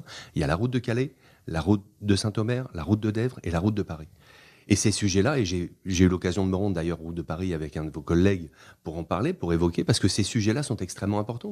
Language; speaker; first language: French; native; French